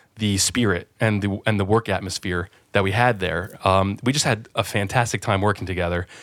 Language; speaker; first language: English; native; English